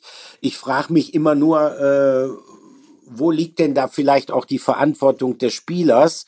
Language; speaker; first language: German; native; German